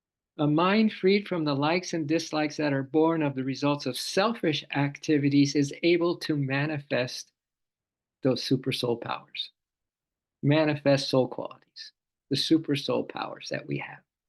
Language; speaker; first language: English; native; English